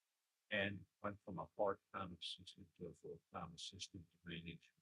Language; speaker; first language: English; native; English